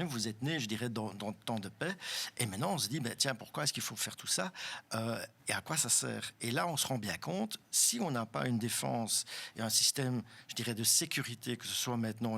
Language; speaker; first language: French; non-native, local second language; German